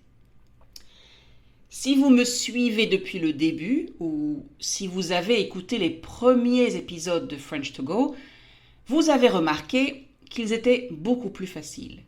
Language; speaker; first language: French; native; French